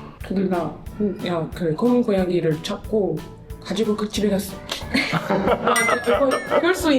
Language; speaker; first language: Korean; non-native, learner; French